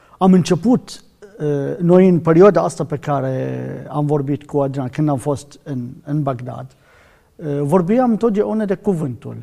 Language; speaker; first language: Romanian; non-native, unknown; Arabic